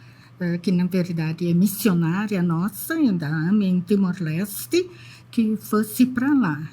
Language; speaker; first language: Portuguese; non-native, fluent; Indonesian